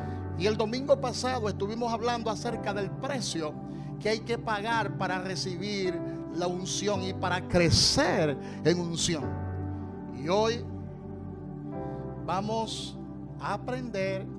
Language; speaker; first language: Spanish; native; Spanish